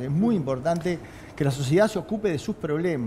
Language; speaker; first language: Spanish; native; Spanish